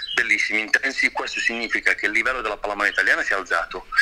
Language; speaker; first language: Italian; native; Italian